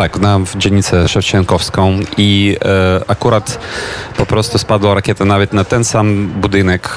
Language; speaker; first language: Polish; non-native, fluent; Ukrainian